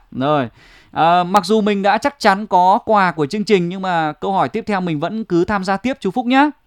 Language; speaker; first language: Vietnamese; native; Vietnamese